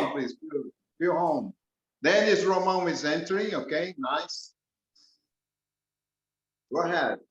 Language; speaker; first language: English; non-native, fluent; Portuguese